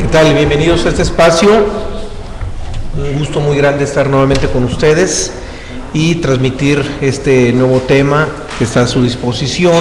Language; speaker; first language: Spanish; native; Spanish